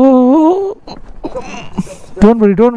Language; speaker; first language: English; non-native, local second language; Bangla